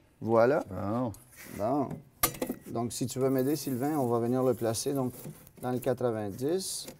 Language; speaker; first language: French; native; French